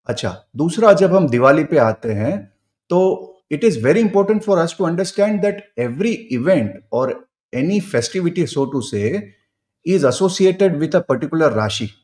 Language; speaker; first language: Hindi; non-native, local second language; Gujarati